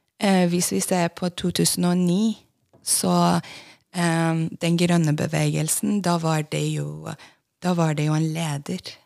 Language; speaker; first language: Norwegian; non-native, fluent; Persian